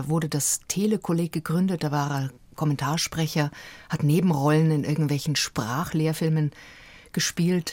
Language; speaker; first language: German; native; German